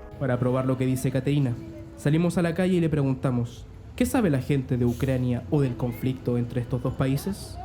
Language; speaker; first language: Spanish; native; Spanish